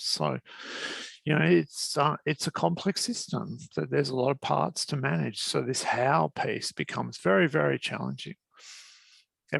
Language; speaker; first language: English; native; English